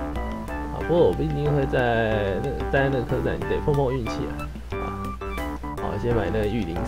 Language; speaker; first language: Chinese; native; Chinese